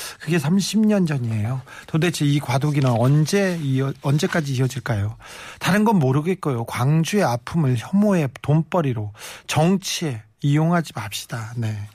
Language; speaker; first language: Korean; native; Korean